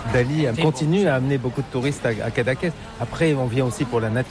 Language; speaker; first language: French; native; French